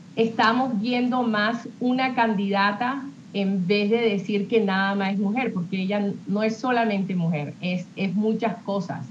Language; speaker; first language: Spanish; early bilingual, heritage; Spanish